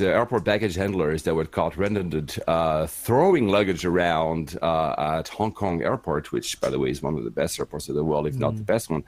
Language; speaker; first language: English; non-native, fluent; French